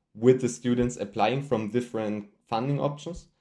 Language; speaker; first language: English; non-native, fluent; German